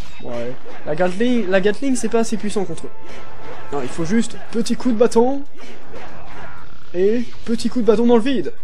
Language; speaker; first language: French; native; French